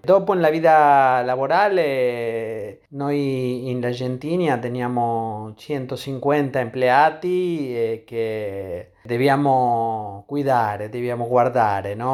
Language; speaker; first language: Italian; non-native, learner; Spanish